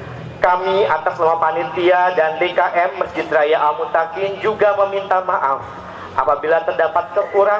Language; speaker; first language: Indonesian; native; Indonesian